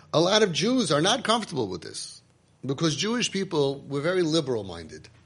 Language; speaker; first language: English; native; English